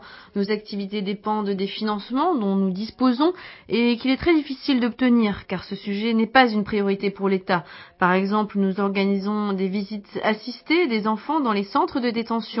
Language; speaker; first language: French; native; French